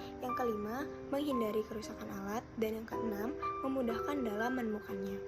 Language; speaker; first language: Malay; native; Malay